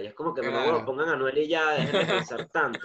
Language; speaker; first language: Spanish; native; Spanish